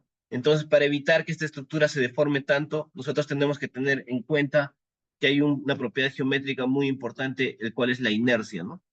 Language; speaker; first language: Spanish; native; Spanish